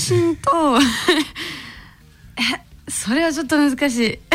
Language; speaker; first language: Japanese; non-native, learner; French